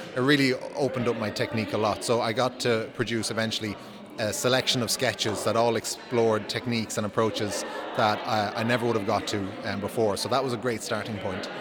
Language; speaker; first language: English; non-native, fluent; Dutch